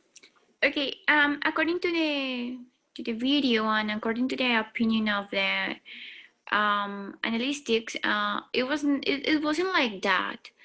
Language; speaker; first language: English; non-native, learner; Spanish